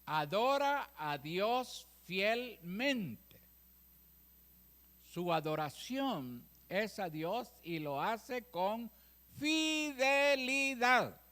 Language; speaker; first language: Spanish; native; Spanish